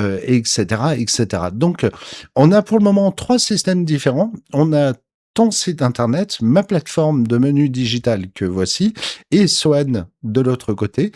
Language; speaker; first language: French; native; French